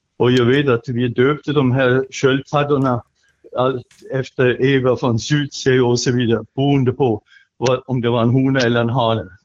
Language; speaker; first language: Swedish; non-native, fluent; German